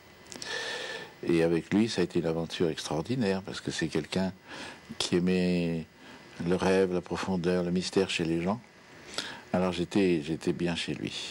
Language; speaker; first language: French; native; French